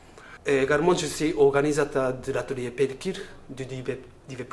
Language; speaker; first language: French; non-native, fluent; Japanese